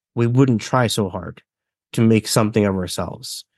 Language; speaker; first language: English; native; English